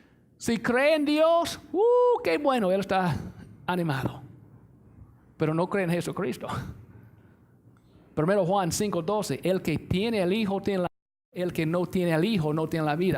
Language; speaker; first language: Spanish; non-native, fluent; English